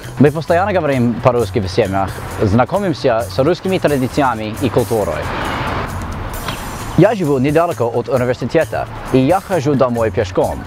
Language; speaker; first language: Russian; non-native, learner; English